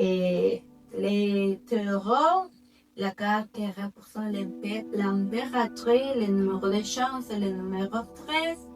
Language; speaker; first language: French; non-native, learner; Spanish